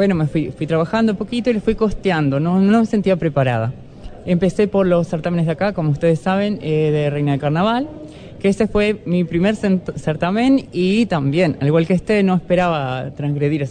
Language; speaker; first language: Spanish; native; Spanish